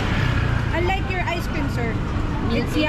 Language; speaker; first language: English; non-native, local second language; Filipino